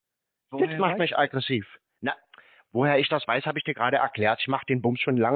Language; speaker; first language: German; native; German